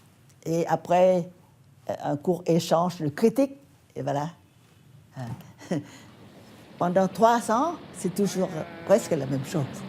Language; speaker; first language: French; non-native, fluent; Vietnamese